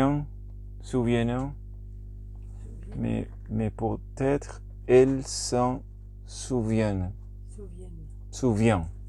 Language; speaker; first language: French; non-native, learner; Spanish